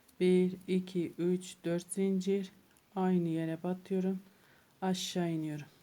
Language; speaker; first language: Turkish; native; Turkish